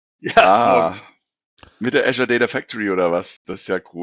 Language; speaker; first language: German; native; German